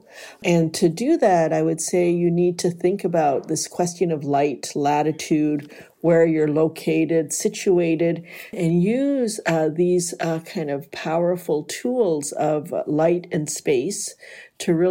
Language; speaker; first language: English; native; English